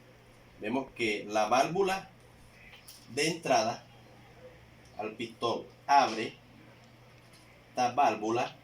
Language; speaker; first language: Spanish; native; Spanish